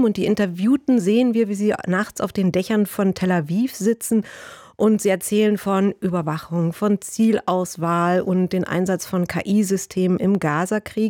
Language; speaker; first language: German; native; German